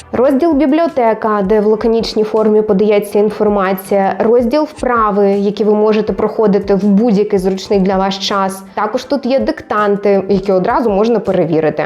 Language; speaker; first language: Ukrainian; non-native, local second language; Russian